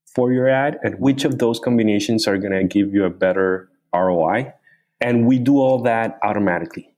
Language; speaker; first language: English; non-native, fluent; Spanish